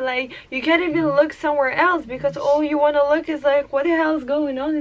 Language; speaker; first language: English; non-native, fluent; Russian